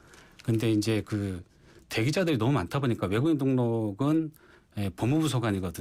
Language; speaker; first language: Korean; native; Korean